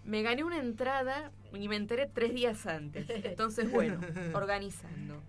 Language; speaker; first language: Spanish; native; Spanish